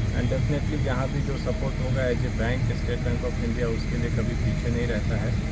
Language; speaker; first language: Hindi; native; Hindi